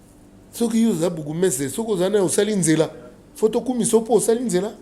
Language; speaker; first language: French; non-native, local second language; Lingala